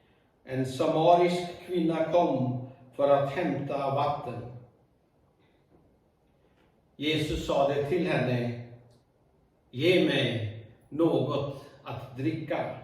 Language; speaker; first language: Swedish; non-native, fluent; Urdu